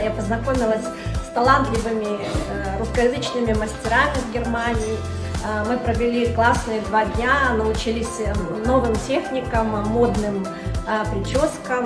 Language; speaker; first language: Russian; native; Russian